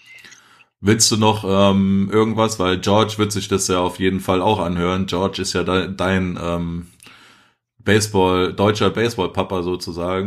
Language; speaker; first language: German; native; German